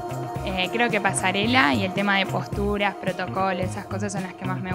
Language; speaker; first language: Spanish; native; Spanish